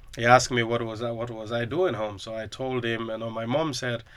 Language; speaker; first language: English; non-native, local second language; Krio